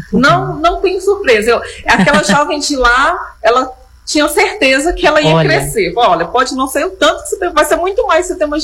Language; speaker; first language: Portuguese; native; Portuguese